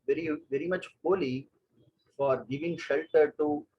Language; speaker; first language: English; non-native, local second language; Kannada